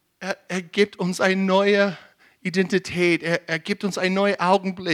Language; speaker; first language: German; non-native, learner; English